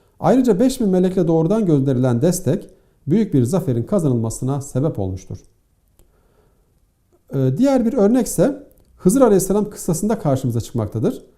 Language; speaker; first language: Turkish; native; Turkish